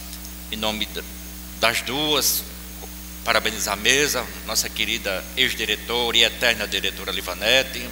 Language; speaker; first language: Portuguese; native; Portuguese